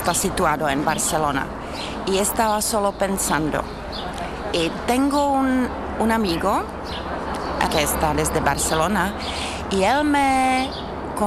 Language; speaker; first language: Spanish; non-native, learner; Czech